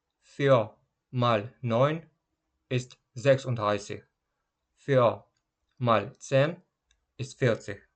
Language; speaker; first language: German; non-native, learner; Ukrainian